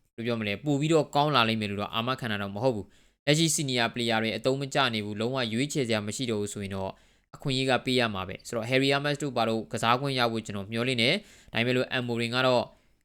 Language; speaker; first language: Burmese; native; Burmese